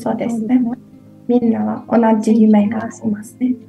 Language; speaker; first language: Japanese; non-native, fluent; Ukrainian